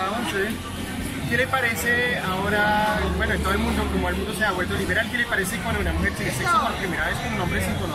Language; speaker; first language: Spanish; non-native, fluent; French